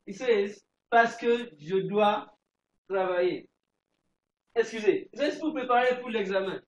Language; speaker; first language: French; non-native, fluent; English